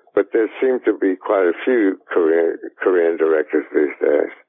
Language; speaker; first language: English; native; English